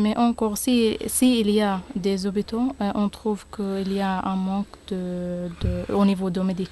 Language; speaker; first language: French; non-native, learner; Arabic